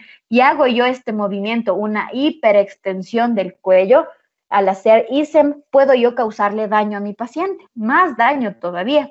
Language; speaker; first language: Spanish; native; Spanish